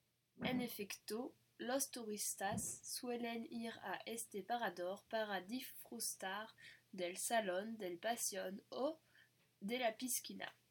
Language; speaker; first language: Spanish; non-native, learner; French